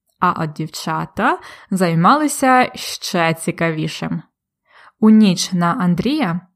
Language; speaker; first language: Ukrainian; native; Ukrainian